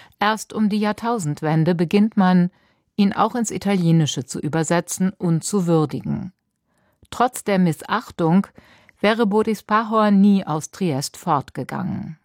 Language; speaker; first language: German; native; German